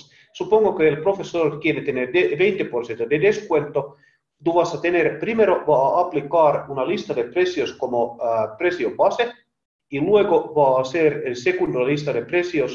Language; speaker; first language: Spanish; non-native, learner; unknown